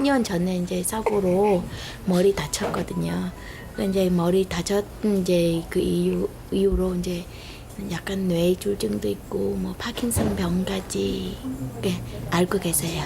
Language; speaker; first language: Korean; non-native, fluent; Vietnamese